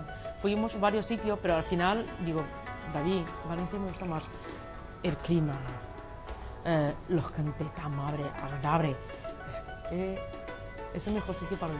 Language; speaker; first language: Spanish; non-native, learner; Chinese